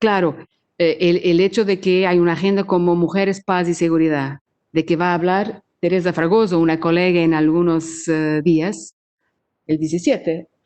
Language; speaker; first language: Spanish; non-native, fluent; Portuguese